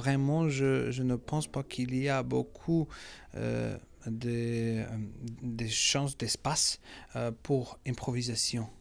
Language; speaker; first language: French; non-native, learner; Macedonian